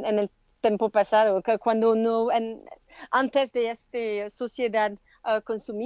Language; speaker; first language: Spanish; non-native, learner; French